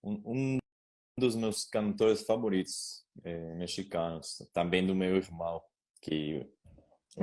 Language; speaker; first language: Portuguese; non-native, learner; Spanish